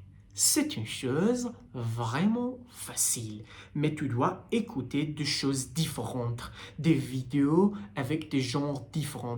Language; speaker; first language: French; non-native, learner; Persian